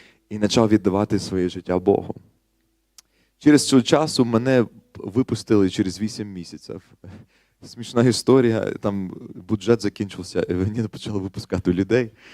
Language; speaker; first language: Ukrainian; non-native, learner; English